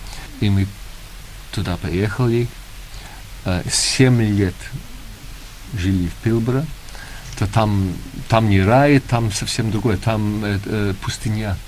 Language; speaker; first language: Russian; early bilingual, heritage; Russian